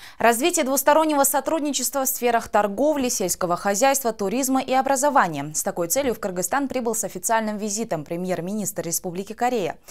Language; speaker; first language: Russian; non-native, local second language; Kyrgyz